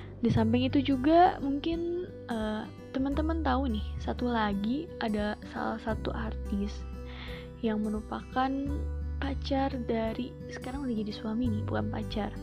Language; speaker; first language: Indonesian; native; Indonesian